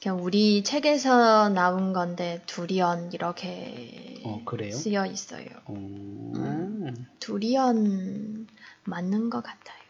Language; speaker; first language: Korean; non-native, fluent; Chinese